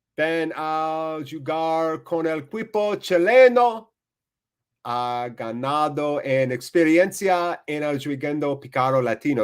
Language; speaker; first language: Spanish; non-native, learner; English